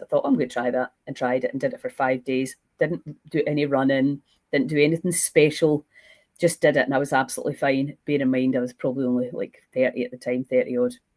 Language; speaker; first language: English; native; English